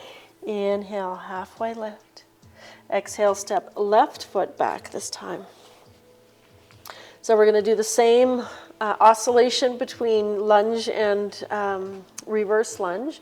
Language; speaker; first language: English; native; English